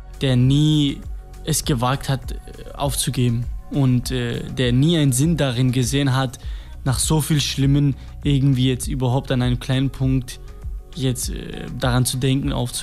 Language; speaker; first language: German; non-native, fluent; Kurdish